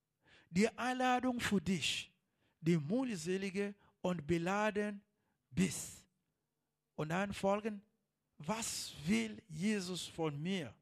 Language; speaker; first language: German; non-native, learner; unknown